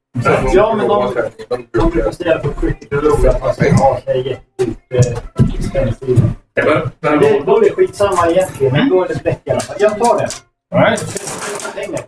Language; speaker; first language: Swedish; native; Swedish